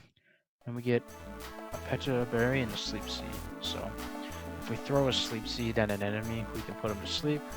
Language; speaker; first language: English; native; English